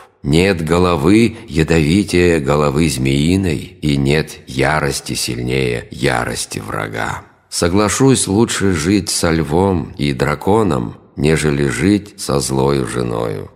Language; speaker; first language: Russian; native; Russian